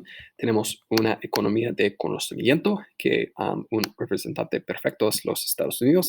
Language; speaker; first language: Spanish; non-native, fluent; English